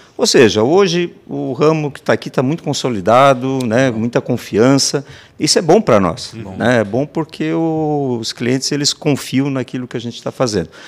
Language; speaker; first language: Portuguese; native; Portuguese